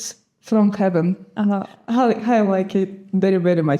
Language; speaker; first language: English; non-native, fluent; Gagauz